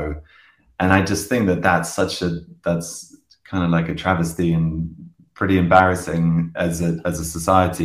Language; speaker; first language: English; native; English